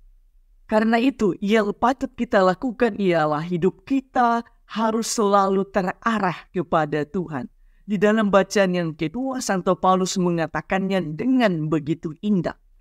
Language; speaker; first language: Indonesian; native; Indonesian